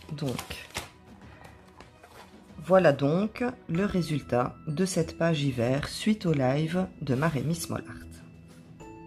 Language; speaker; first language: French; native; French